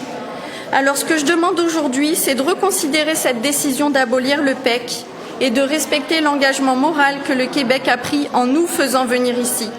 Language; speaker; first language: French; native; French